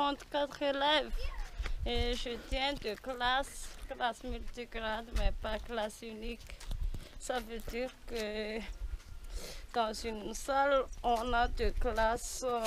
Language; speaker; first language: French; non-native, local second language; Malagasy